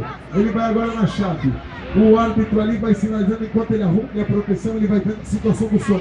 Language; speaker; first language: Portuguese; native; Portuguese